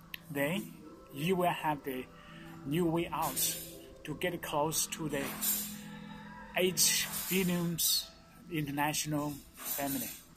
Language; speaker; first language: English; non-native, fluent; Chinese